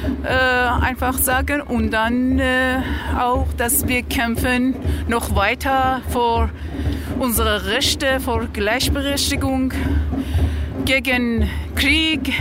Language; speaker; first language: German; non-native, learner; Persian